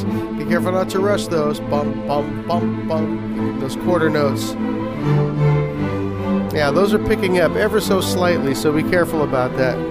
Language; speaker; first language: English; native; English